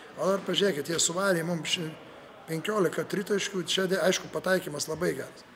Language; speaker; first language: Lithuanian; native; Lithuanian